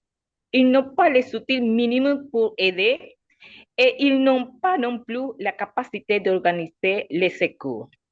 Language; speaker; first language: French; non-native, learner; Spanish